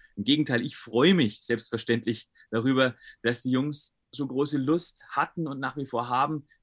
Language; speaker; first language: German; native; German